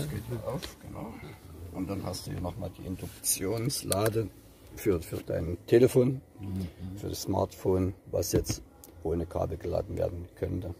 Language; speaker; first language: German; native; German